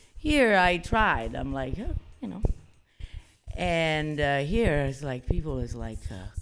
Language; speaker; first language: English; non-native, fluent; Italian